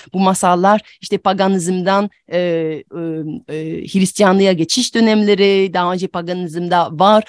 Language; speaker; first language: Turkish; non-native, fluent; French